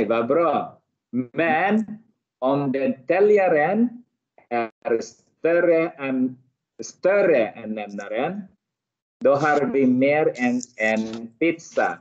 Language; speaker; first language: Swedish; non-native, learner; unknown